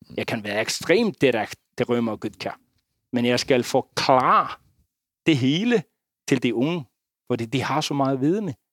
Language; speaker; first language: Danish; non-native, fluent; Icelandic